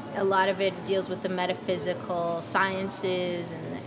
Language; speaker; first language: English; native; English